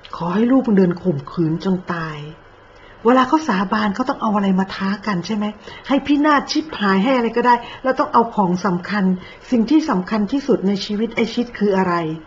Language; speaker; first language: Thai; native; Thai